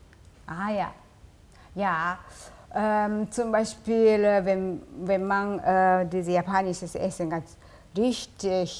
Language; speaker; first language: German; non-native, learner; Japanese